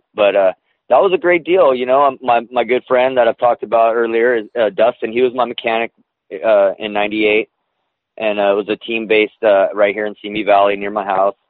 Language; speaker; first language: English; native; English